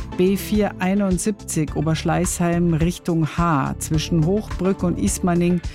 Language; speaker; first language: German; native; German